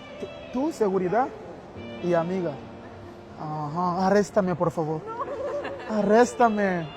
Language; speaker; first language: Spanish; non-native, learner; Haitian Creole